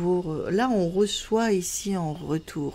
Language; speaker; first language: French; native; French